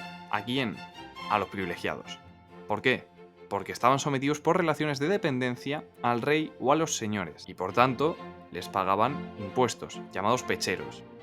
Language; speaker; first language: Spanish; native; Spanish